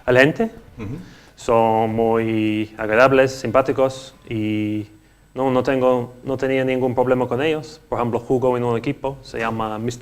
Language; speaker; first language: Spanish; non-native, learner; English